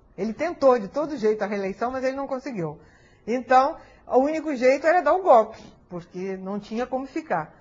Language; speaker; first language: Portuguese; early bilingual, other home language; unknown